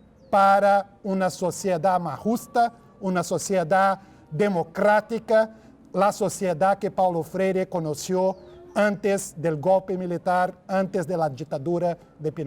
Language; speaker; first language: Spanish; non-native, fluent; Portuguese